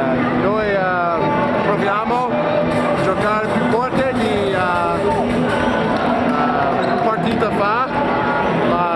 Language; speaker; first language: Italian; non-native, learner; English